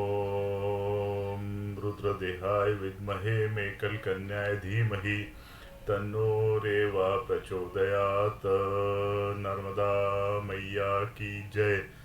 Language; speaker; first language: Hindi; non-native, local second language; Marathi